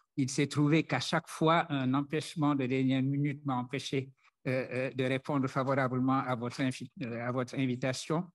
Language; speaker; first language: French; non-native, local second language; Wolof